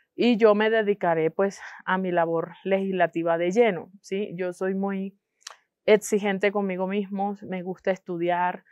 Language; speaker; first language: Spanish; non-native, local second language; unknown